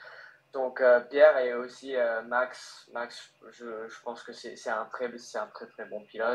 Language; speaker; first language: French; early bilingual, heritage; French